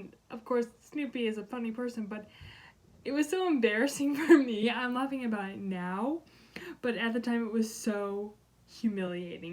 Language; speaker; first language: English; native; English